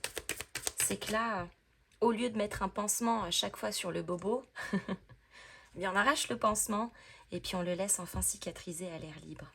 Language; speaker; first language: French; native; French